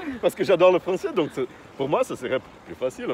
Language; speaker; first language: French; non-native, fluent; Portuguese